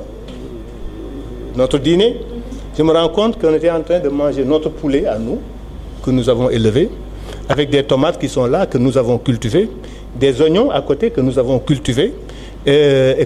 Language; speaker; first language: French; non-native, local second language; Wolof